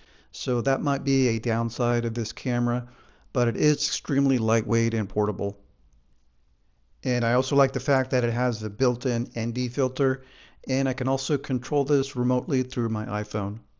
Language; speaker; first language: English; native; English